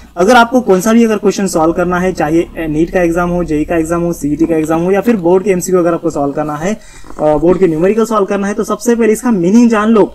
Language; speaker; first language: Hindi; non-native, local second language; Marathi